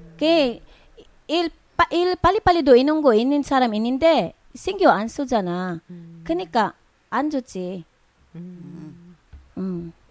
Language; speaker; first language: Korean; non-native, learner; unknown